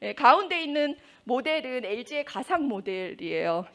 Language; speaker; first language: Korean; native; Korean